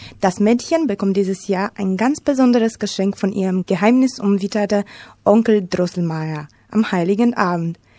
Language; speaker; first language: German; non-native, fluent; Romanian